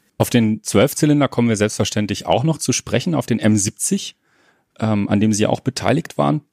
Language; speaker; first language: German; native; German